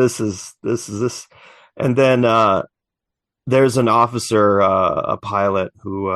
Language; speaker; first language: English; native; English